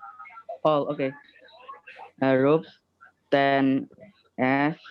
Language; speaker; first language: English; non-native, learner; Indonesian